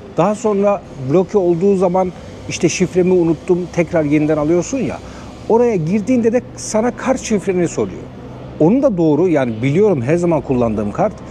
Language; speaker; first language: Turkish; native; Turkish